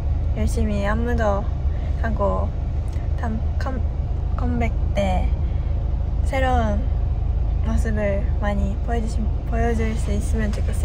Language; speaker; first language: Korean; non-native, fluent; Japanese